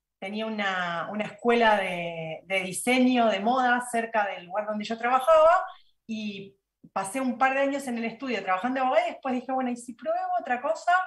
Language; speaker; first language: Spanish; native; Spanish